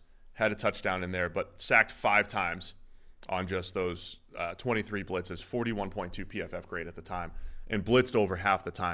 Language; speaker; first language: English; native; English